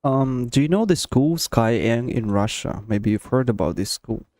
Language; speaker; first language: English; non-native, fluent; Russian